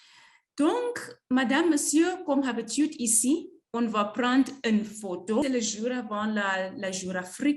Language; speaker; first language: French; non-native, learner; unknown